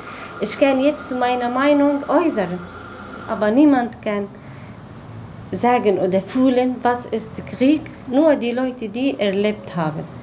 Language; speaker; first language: German; non-native, learner; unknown